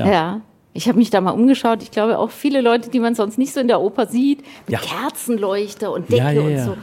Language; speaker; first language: German; native; German